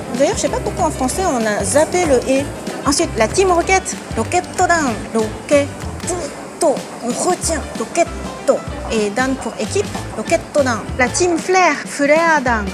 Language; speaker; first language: French; native; French